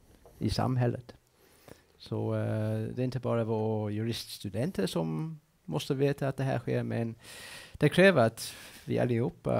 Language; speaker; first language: Swedish; non-native, fluent; English